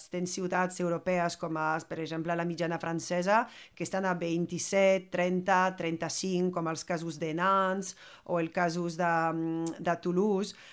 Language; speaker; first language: Catalan; non-native, fluent; French